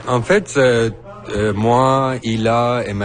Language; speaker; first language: French; non-native, learner; Persian